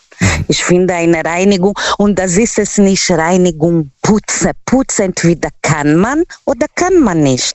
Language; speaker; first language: German; non-native, learner; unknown